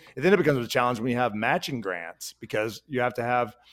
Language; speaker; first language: English; native; English